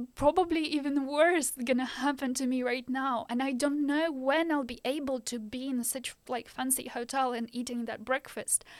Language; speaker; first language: English; non-native, fluent; Ukrainian